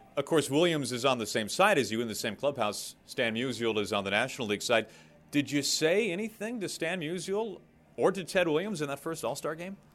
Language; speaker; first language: English; native; English